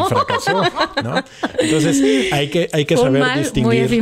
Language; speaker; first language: Spanish; native; Spanish